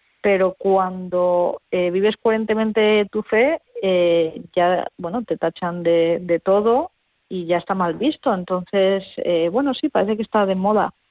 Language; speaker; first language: Spanish; native; Spanish